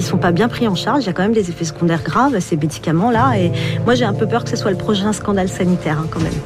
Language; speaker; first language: French; native; French